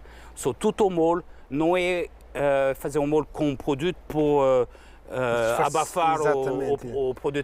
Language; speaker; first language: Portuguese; non-native, learner; French